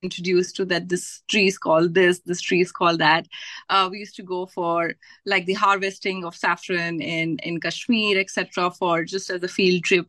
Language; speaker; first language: English; non-native, local second language; Hindi